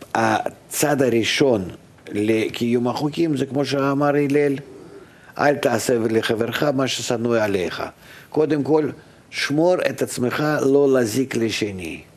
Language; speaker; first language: Hebrew; non-native, fluent; Russian